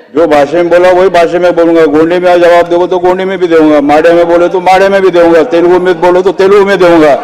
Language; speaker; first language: Hindi; non-native, local second language; Marathi